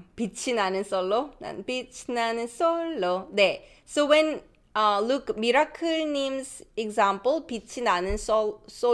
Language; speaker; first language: Korean; non-native, fluent; English